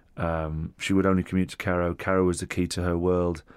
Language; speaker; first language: English; native; English